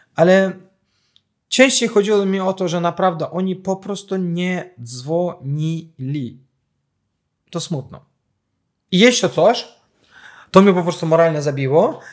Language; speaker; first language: Polish; non-native, fluent; Azerbaijani